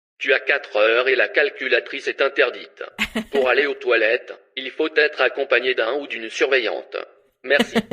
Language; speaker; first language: French; native; French